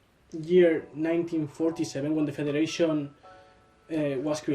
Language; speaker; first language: English; non-native, learner; Spanish